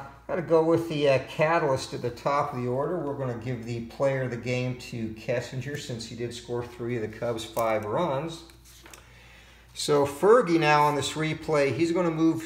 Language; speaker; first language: English; native; English